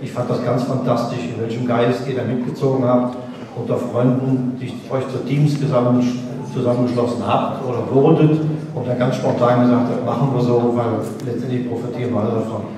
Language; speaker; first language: German; native; German